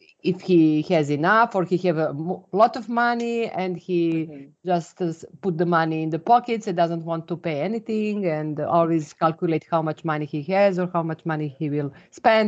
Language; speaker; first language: English; non-native, fluent; Serbian